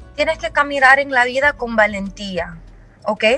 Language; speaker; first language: Spanish; early bilingual, heritage; Spanish